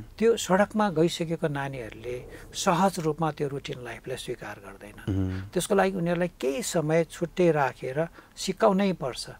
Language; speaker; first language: Nepali; native; Nepali